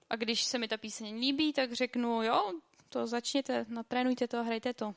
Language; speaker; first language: Czech; native; Czech